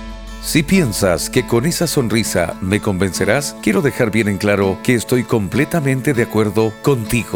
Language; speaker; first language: Spanish; native; Spanish